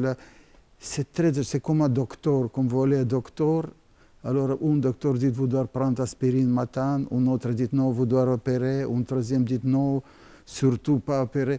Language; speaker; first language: French; non-native, learner; Russian